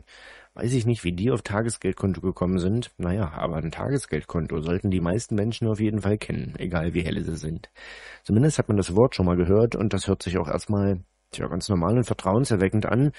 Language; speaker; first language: German; native; German